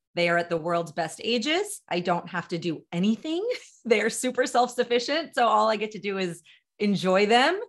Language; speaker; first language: English; native; English